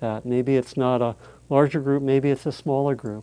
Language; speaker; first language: English; native; English